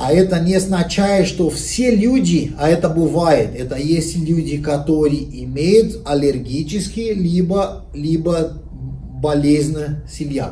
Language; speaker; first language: Russian; non-native, learner; Portuguese